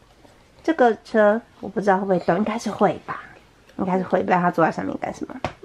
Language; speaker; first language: Chinese; native; Chinese